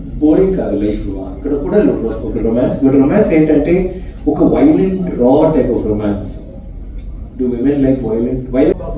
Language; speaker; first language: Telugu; non-native, learner; Tamil